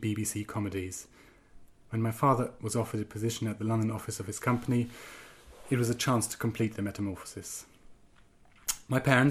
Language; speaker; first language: English; non-native, fluent; German